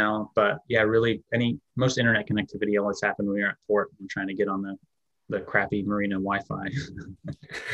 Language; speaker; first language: English; native; English